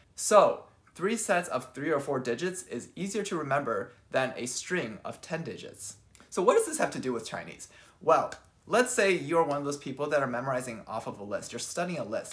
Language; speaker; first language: English; early bilingual, other home language; Chinese